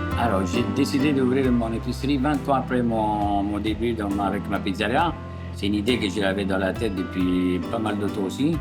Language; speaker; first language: French; non-native, fluent; Italian